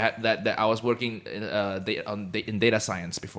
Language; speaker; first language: English; non-native, local second language; Cantonese